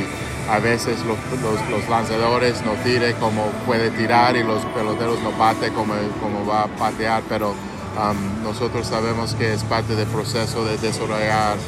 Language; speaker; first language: Spanish; non-native, fluent; English